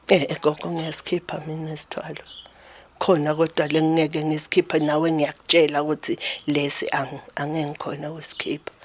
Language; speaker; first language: Zulu; non-native, local second language; Swati